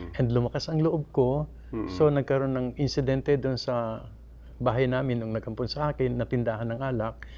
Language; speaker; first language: Filipino; non-native, local second language; Bikol